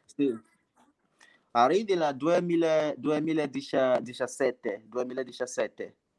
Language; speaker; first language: Italian; non-native, learner; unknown